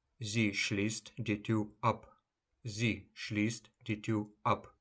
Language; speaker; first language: German; non-native, fluent; Ukrainian